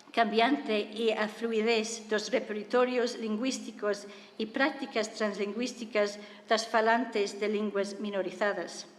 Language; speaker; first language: Spanish; non-native, fluent; English